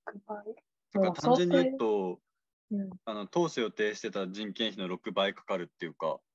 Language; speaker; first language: Japanese; native; Japanese